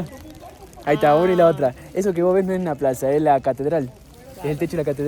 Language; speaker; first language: Spanish; native; Spanish